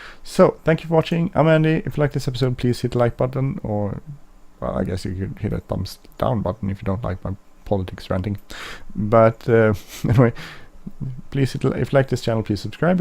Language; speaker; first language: English; non-native, fluent; Swedish